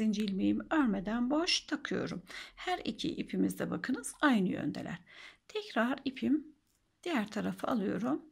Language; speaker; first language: Turkish; native; Turkish